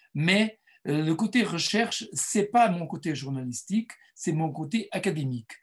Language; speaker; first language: French; non-native, fluent; Portuguese